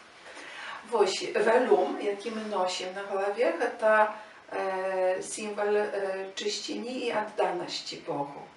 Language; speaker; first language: Polish; non-native, learner; Ukrainian